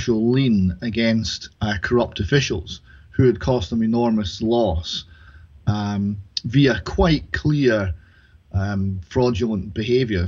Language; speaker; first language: English; native; English